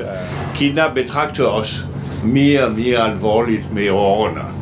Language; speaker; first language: Danish; non-native, fluent; French